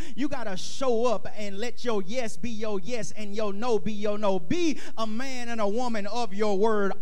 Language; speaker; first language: English; native; English